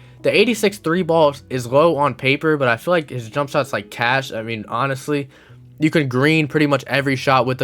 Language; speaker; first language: English; native; English